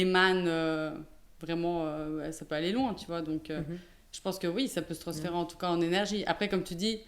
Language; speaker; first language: French; native; French